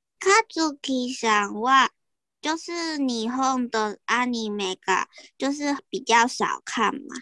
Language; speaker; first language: Chinese; native; Chinese